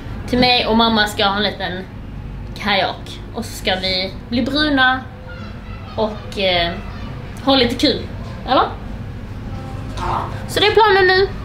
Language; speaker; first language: Swedish; native; Swedish